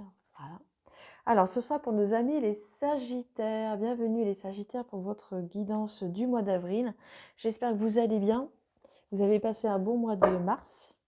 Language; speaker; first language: French; native; French